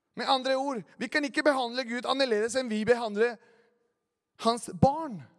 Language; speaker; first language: Norwegian; non-native, fluent; Spanish